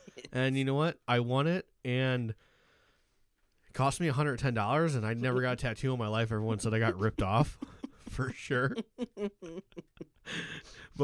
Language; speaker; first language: English; native; English